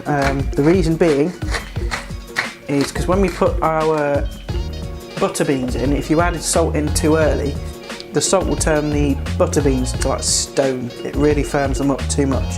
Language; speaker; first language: English; native; English